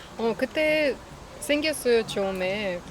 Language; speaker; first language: Korean; non-native, learner; Russian